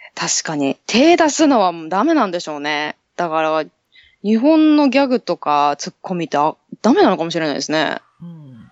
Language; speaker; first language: Japanese; native; Japanese